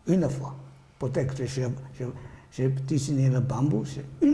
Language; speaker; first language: French; non-native, learner; Chinese